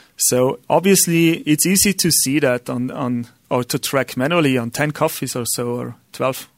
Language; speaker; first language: English; non-native, fluent; German